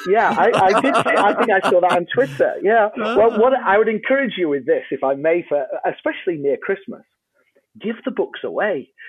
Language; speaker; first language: English; native; English